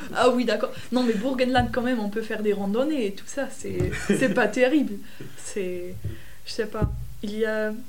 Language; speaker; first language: French; non-native, fluent; German